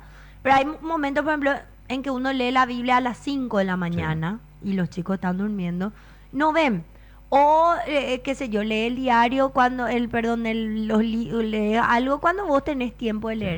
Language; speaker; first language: Spanish; native; Spanish